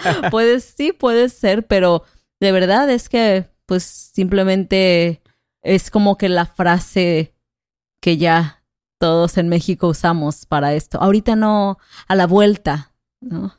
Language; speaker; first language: Spanish; native; Spanish